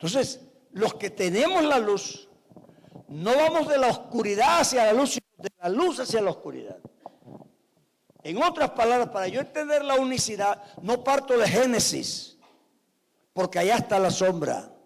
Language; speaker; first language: Spanish; native; Spanish